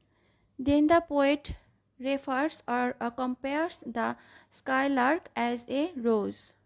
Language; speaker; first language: English; non-native, local second language; Bangla